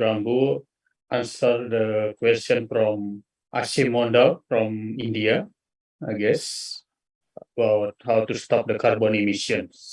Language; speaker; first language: English; non-native, fluent; Indonesian